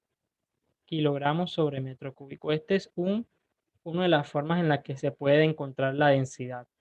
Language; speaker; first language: Spanish; native; Spanish